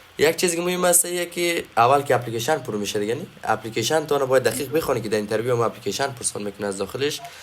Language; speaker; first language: Persian; native; Persian